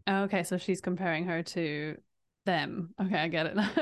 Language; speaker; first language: English; native; English